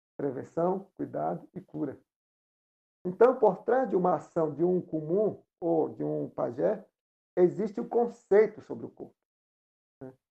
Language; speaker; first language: Portuguese; non-native, local second language; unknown